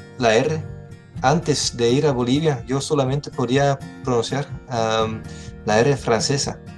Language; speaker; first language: Spanish; non-native, fluent; Dutch